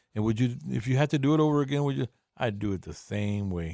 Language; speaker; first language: English; early bilingual, other home language; Spanish